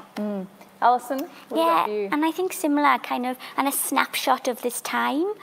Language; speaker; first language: English; native; English